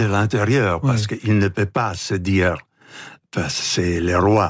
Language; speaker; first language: French; non-native, fluent; Italian